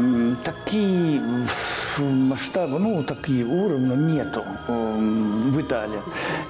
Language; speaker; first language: Russian; non-native, learner; Italian